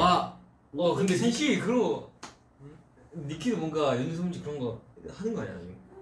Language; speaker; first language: Korean; early bilingual, heritage; Korean